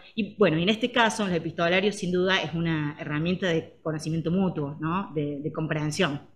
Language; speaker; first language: Spanish; native; Spanish